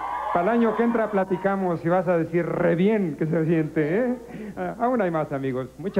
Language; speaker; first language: Spanish; native; Spanish